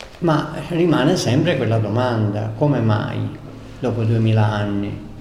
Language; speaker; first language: Italian; native; Italian